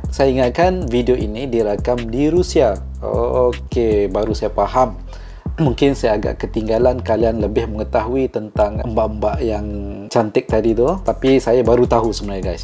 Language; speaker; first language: Indonesian; non-native, local second language; Malay